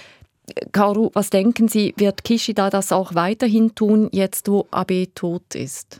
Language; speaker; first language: German; native; German